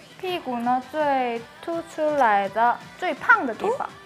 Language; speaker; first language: Korean; native; Korean